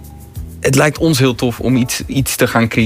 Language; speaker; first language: Dutch; native; Dutch